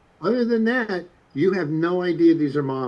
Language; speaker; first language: English; native; English